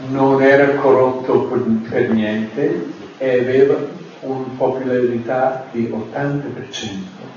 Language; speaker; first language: Italian; non-native, fluent; English